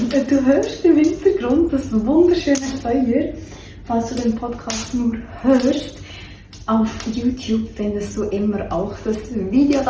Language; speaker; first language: German; native; German